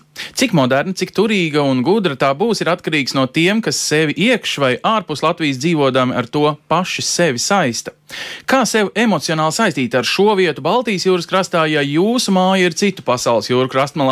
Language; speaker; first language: Latvian; native; Latvian